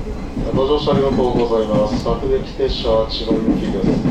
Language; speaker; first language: Japanese; native; Japanese